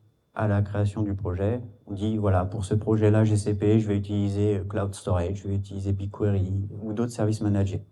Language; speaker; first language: French; native; French